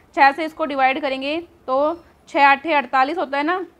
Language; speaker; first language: Hindi; native; Hindi